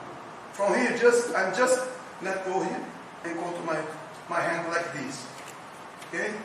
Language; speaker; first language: English; non-native, learner; Portuguese